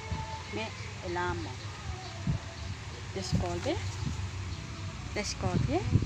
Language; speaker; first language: Spanish; non-native, learner; Filipino